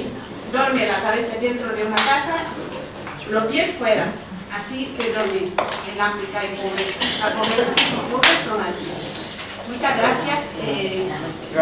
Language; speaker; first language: Spanish; non-native, learner; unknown